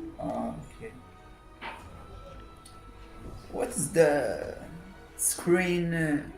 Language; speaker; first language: English; non-native, learner; Hindi